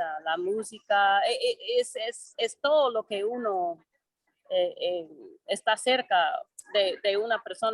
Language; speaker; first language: Spanish; non-native, fluent; English